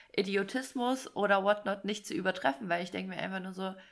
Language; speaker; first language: German; native; German